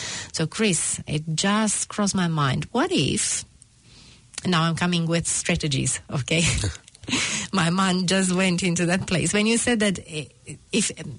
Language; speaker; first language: English; non-native, fluent; Romanian